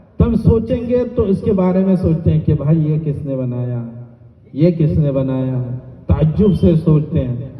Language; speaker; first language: Urdu; non-native, local second language; Bangla